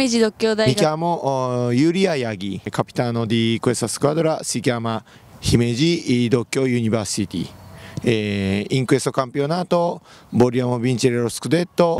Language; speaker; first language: Italian; non-native, learner; Japanese